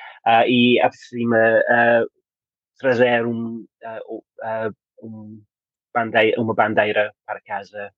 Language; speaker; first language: Portuguese; non-native, learner; English